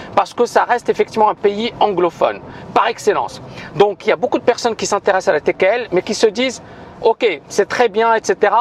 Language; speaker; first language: French; non-native, local second language; Arabic